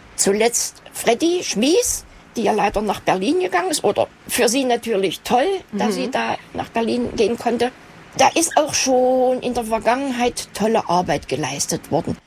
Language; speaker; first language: German; native; German